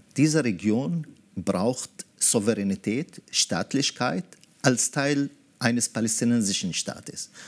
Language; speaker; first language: German; early bilingual, other home language; Arabic